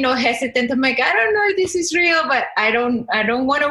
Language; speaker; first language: English; non-native, fluent; Spanish